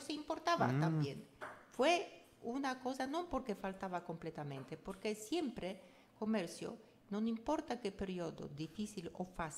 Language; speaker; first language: Spanish; non-native, fluent; Polish